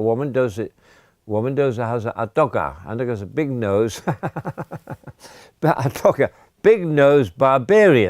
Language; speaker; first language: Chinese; non-native, fluent; English